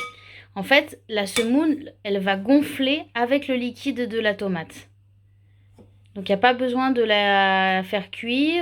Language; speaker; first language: French; native; French